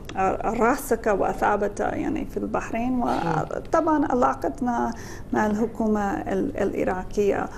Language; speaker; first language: Arabic; non-native, fluent; English